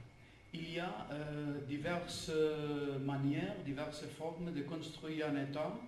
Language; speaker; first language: French; non-native, fluent; Catalan